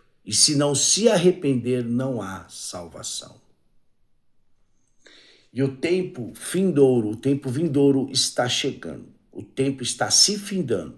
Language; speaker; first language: Portuguese; native; Portuguese